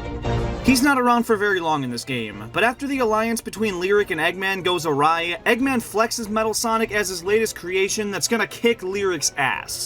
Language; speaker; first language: English; native; English